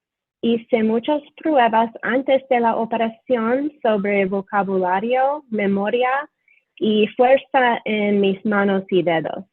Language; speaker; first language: Spanish; non-native, fluent; English